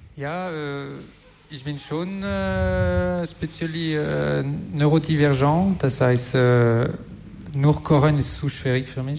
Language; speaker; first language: German; non-native, learner; French